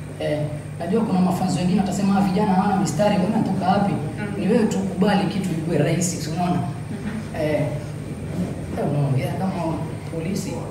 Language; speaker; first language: Swahili; native; Swahili